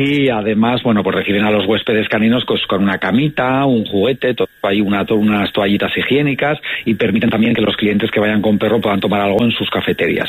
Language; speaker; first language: Spanish; native; Spanish